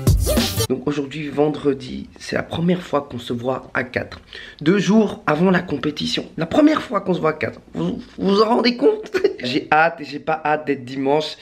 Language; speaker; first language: French; native; French